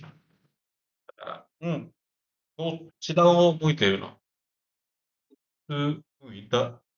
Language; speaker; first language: Japanese; non-native, learner; Indonesian